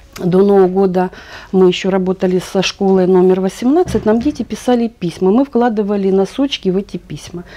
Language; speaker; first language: Russian; native; Russian